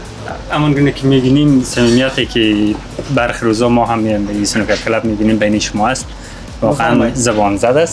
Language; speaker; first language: Persian; native; Persian